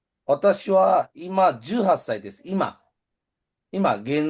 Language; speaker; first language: Japanese; non-native, fluent; Bangla